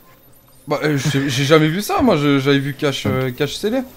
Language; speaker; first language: French; native; French